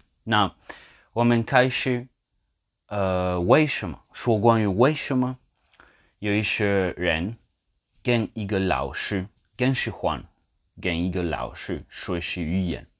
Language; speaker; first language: Chinese; non-native, fluent; English